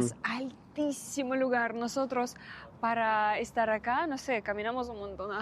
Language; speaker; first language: Spanish; non-native, fluent; Russian